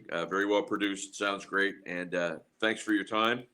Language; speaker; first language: English; native; English